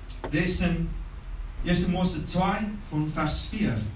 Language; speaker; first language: German; non-native, fluent; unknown